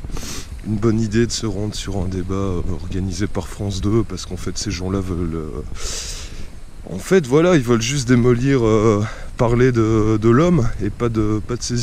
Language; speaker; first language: French; native; French